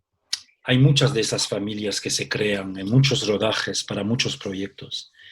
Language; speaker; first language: Spanish; early bilingual, heritage; Spanish